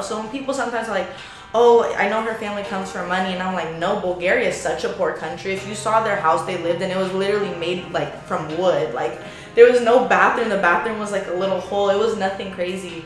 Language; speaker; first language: English; native; English